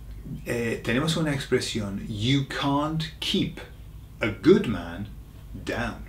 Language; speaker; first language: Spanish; non-native, fluent; English